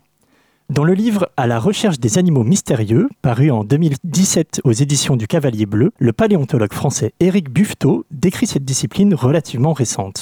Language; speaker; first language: French; native; French